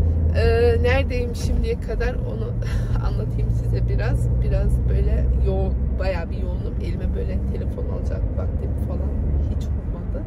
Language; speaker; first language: Turkish; early bilingual, heritage; Turkish